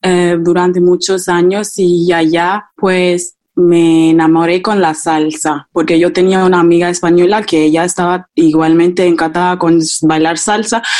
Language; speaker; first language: Spanish; non-native, fluent; Akan